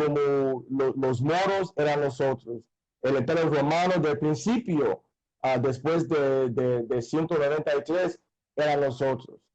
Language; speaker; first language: Spanish; non-native, fluent; English